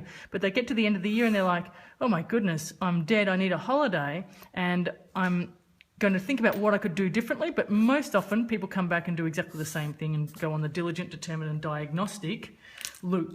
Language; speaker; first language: English; native; English